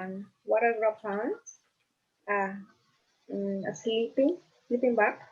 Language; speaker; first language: English; non-native, learner; Spanish